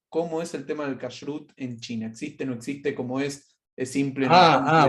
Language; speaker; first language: Spanish; native; Spanish